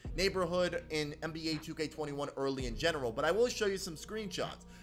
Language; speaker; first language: English; native; English